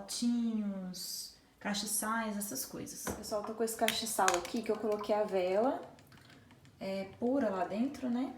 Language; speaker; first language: Portuguese; native; Portuguese